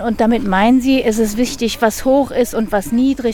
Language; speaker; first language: German; native; German